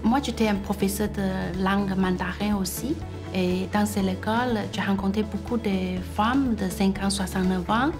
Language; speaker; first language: French; non-native, fluent; Chinese